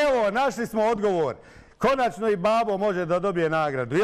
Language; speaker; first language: Bosnian; native; Bosnian